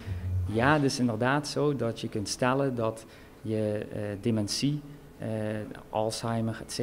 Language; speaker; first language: Dutch; native; Dutch